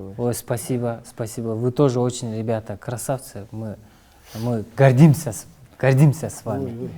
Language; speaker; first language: Russian; non-native, local second language; Kyrgyz